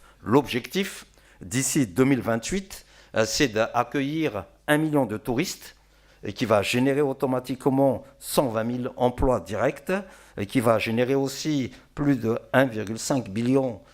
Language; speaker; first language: French; non-native, local second language; Malagasy